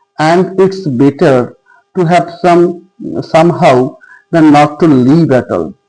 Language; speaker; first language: English; non-native, local second language; Bangla